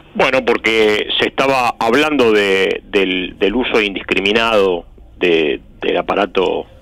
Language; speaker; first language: Spanish; native; Spanish